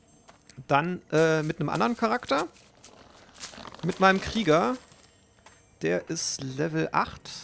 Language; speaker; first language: German; native; German